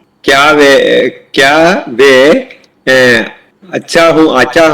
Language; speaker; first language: Hindi; non-native, learner; Telugu